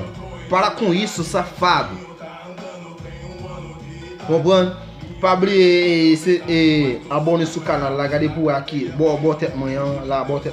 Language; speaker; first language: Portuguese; non-native, learner; Haitian Creole